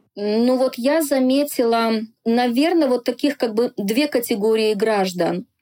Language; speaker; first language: Russian; non-native, local second language; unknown